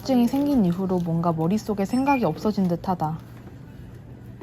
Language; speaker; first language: Korean; native; Korean